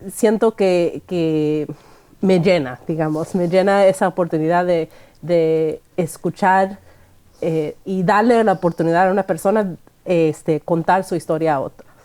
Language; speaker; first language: Spanish; early bilingual, heritage; Spanish